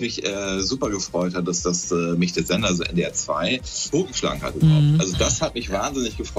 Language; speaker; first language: German; native; German